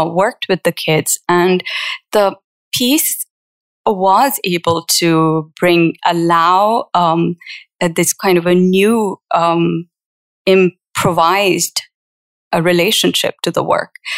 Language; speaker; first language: English; non-native, local second language; Urdu